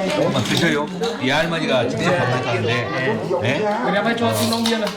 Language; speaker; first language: Korean; native; Korean